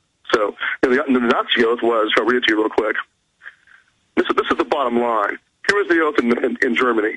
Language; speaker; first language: English; native; English